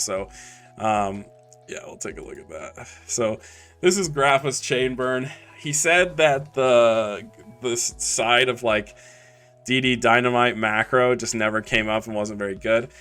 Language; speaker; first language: English; native; English